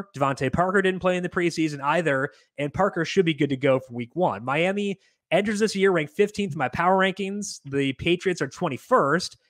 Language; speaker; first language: English; native; English